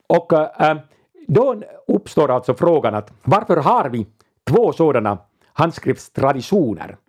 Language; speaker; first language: Swedish; non-native, local second language; Finnish